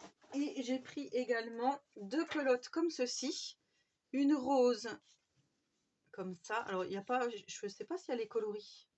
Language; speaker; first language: French; native; French